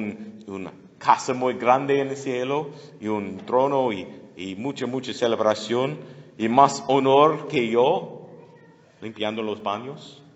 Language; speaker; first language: Spanish; non-native, learner; English